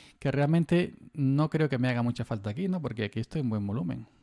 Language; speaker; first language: Spanish; native; Spanish